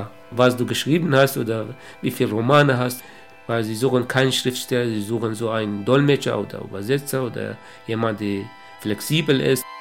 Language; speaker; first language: German; non-native, local second language; Kurdish